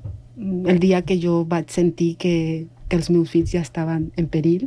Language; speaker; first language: Catalan; non-native, fluent; Spanish